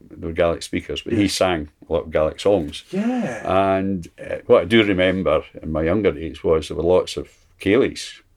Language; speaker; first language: English; native; English